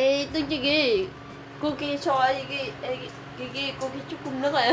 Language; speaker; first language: Korean; non-native, learner; Vietnamese